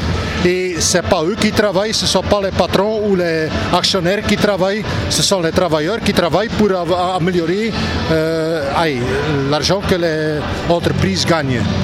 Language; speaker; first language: French; non-native, local second language; Dutch